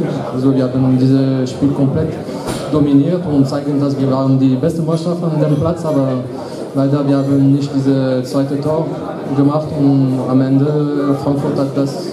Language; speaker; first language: German; non-native, fluent; French